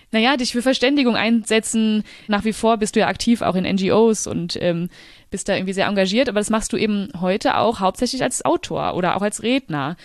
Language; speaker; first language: German; native; German